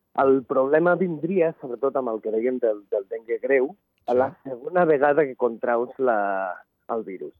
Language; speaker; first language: Catalan; native; Catalan